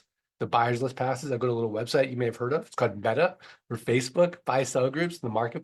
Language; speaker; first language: English; native; English